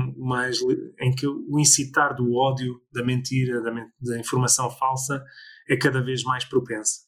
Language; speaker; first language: Portuguese; early bilingual, other home language; English